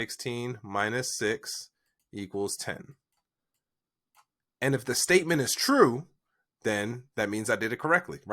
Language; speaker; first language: English; native; English